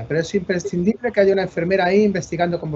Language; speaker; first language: Spanish; native; Spanish